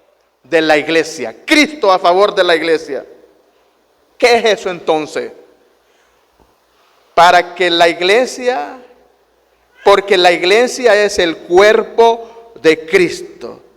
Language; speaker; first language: Spanish; native; Spanish